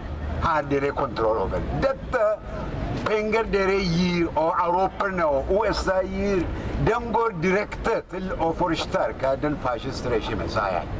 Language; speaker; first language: Norwegian; non-native, fluent; Oromo